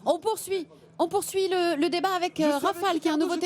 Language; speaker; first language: French; native; French